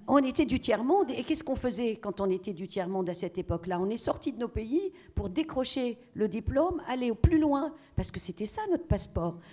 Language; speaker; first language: French; non-native, local second language; Arabic